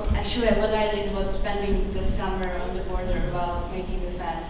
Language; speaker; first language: English; non-native, fluent; Slovak